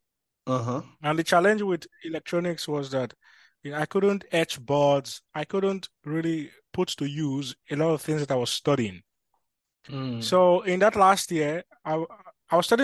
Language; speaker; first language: English; non-native, local second language; Yoruba